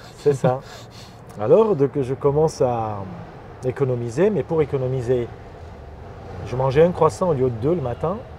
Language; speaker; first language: French; non-native, fluent; Armenian